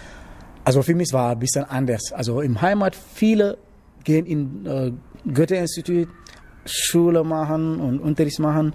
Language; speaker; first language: German; non-native, learner; Wolof